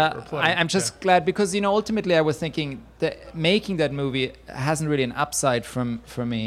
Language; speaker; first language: English; non-native, fluent; Swiss German